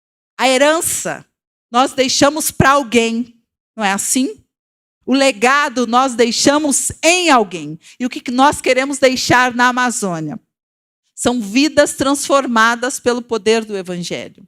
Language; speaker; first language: Portuguese; native; Portuguese